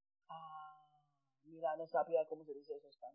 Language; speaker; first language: Spanish; non-native, fluent; Chinese